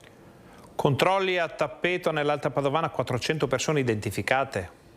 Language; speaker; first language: Italian; native; Italian